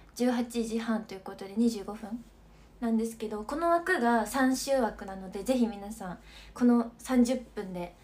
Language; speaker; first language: Japanese; native; Japanese